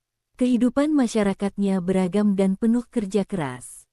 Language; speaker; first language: Indonesian; native; Indonesian